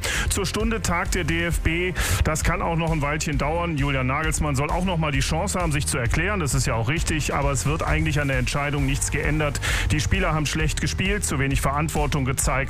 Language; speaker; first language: German; native; German